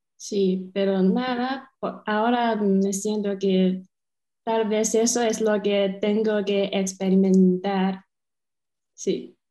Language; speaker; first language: Spanish; non-native, fluent; Chinese